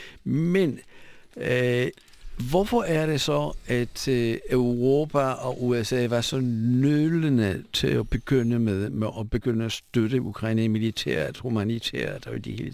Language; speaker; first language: Danish; non-native, fluent; Polish